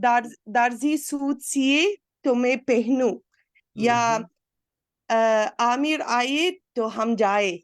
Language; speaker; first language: Hindi; non-native, fluent; Arabic